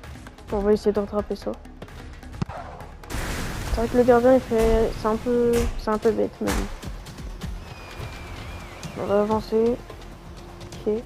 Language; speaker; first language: French; native; French